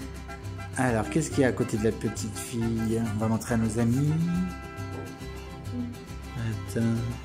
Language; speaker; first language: French; native; French